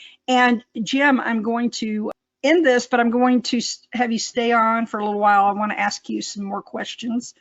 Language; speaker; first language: English; native; English